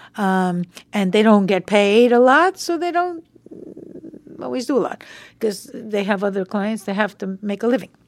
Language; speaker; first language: English; native; English